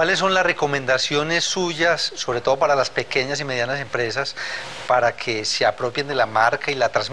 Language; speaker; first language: Spanish; native; Spanish